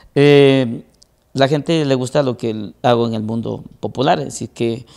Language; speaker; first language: Spanish; native; Spanish